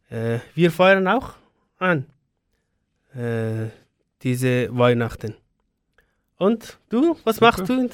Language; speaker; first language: German; non-native, learner; Persian